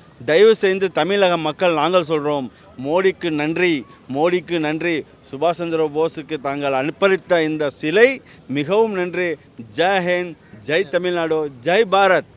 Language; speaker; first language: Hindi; non-native, local second language; Tamil